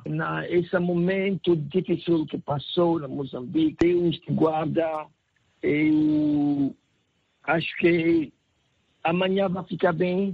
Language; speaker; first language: Portuguese; non-native, learner; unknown